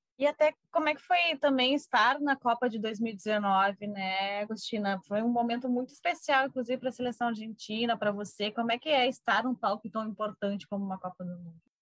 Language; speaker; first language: Portuguese; native; Portuguese